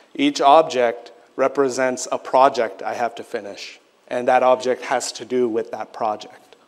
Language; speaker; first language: English; native; English